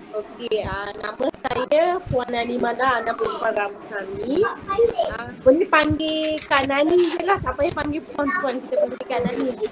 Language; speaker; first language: Malay; non-native, local second language; Tamil